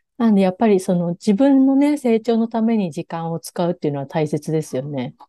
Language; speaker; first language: Japanese; native; Japanese